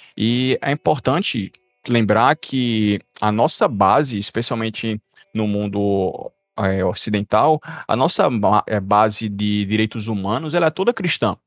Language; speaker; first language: Portuguese; native; Portuguese